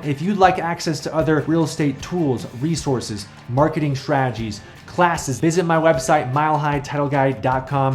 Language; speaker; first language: English; native; English